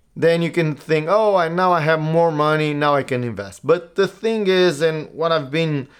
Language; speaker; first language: English; non-native, fluent; Portuguese